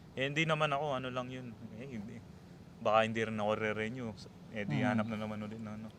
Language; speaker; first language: Filipino; non-native, local second language; Pampanga